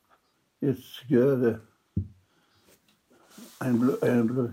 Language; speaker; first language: German; non-native, fluent; Polish